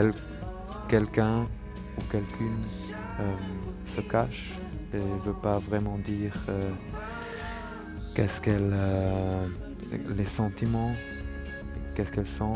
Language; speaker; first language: French; non-native, learner; German